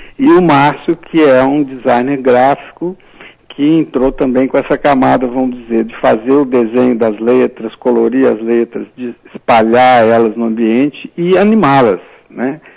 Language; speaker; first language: Portuguese; native; Portuguese